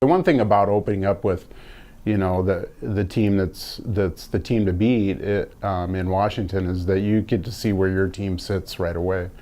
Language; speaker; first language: English; native; English